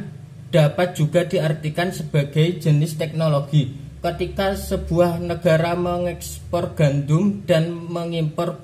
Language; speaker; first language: Indonesian; native; Indonesian